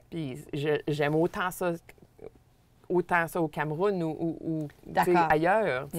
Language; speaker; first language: French; native; French